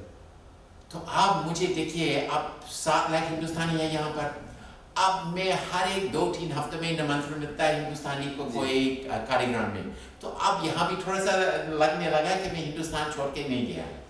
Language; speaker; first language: Hindi; non-native, fluent; English